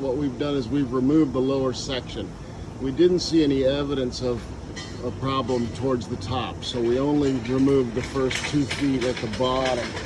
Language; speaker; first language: English; native; English